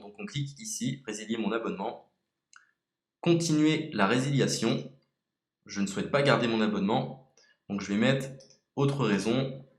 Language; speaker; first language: French; native; French